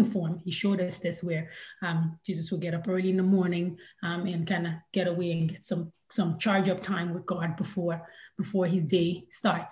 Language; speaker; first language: English; non-native, local second language; Yoruba